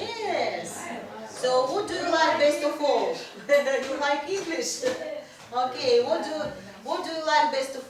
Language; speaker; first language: English; non-native, fluent; Russian